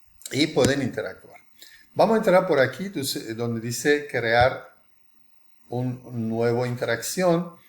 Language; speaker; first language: Spanish; non-native, fluent; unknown